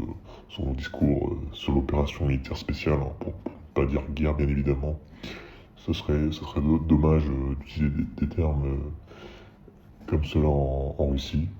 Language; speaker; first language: French; native; French